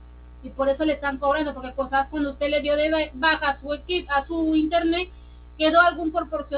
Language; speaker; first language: Spanish; native; Spanish